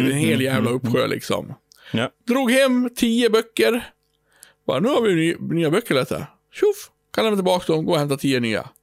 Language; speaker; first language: Swedish; native; Swedish